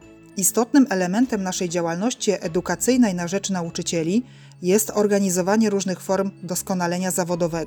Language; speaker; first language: Polish; native; Polish